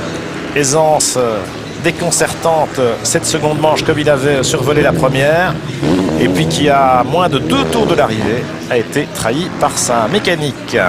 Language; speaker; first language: French; native; French